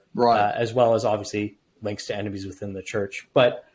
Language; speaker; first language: English; native; English